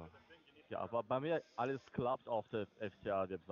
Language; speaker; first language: German; non-native, learner; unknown